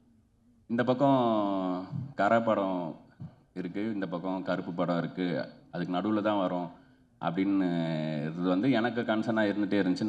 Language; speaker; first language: Tamil; native; Tamil